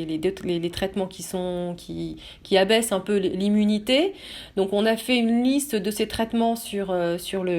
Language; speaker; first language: French; native; French